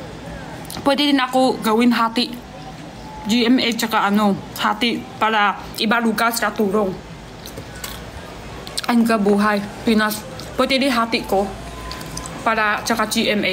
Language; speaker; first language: Filipino; non-native, learner; Chinese